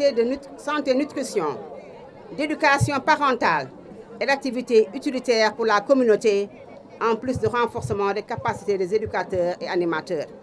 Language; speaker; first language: French; non-native, local second language; Wolof